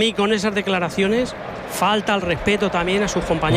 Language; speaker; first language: Spanish; native; Spanish